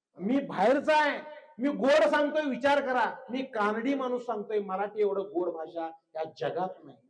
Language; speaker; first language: Marathi; non-native, local second language; Kannada